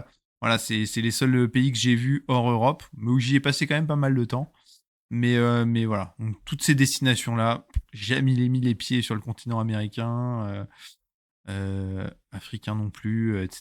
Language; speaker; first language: French; native; French